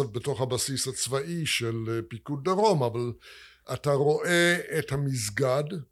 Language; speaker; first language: Hebrew; non-native, fluent; English